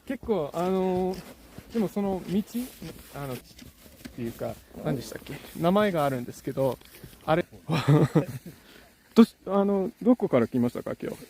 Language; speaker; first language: Japanese; non-native, fluent; English